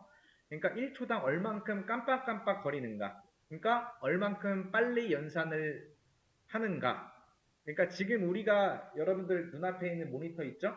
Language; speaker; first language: Korean; native; Korean